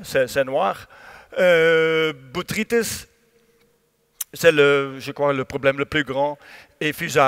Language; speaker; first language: French; non-native, learner; Dutch